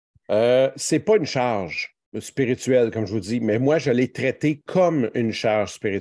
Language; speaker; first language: French; native; French